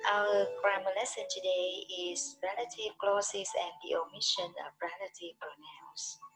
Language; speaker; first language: English; non-native, fluent; Vietnamese